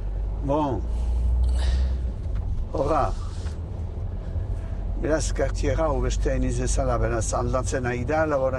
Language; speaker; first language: Basque; native; Basque